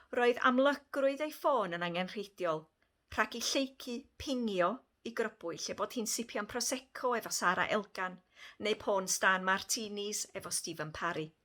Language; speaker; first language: Welsh; native; Welsh